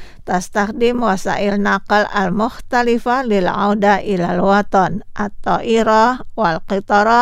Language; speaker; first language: Arabic; non-native, fluent; Indonesian